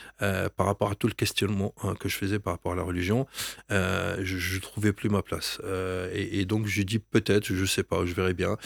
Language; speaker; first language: French; non-native, local second language; Arabic